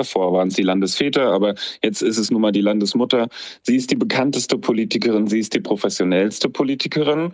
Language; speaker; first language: German; native; German